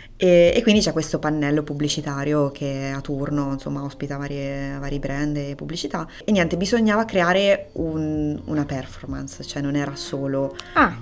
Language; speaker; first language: Italian; native; Italian